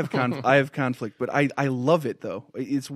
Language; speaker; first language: English; native; English